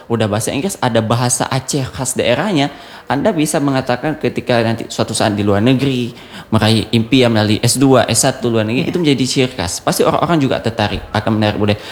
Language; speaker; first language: Indonesian; non-native, local second language; Achinese